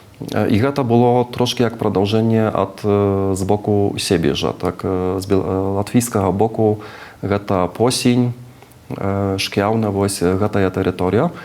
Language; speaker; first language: Belarusian; non-native, fluent; Czech